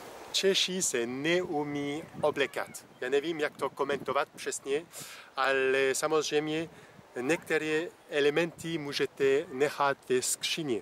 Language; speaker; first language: Czech; non-native, fluent; French